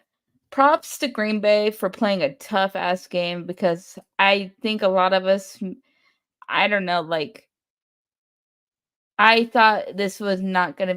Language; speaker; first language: English; native; English